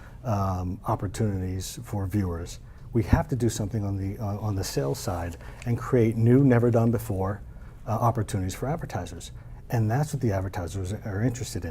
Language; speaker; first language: English; native; English